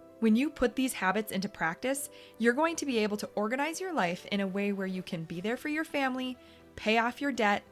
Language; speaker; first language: English; native; English